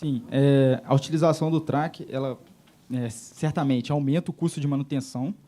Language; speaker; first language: Portuguese; native; Portuguese